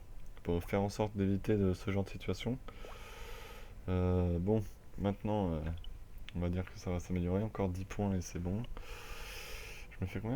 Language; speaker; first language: French; native; French